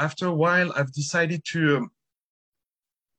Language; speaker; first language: English; non-native, fluent; French